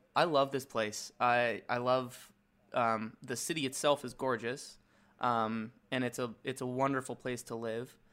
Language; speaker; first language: English; native; English